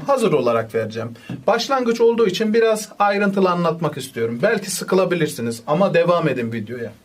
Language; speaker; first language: Turkish; native; Turkish